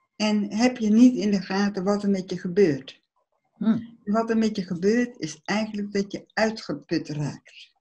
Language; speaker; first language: Dutch; early bilingual, other home language; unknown